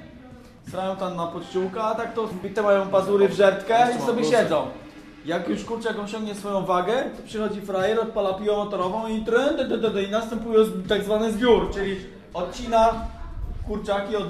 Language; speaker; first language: Polish; native; Polish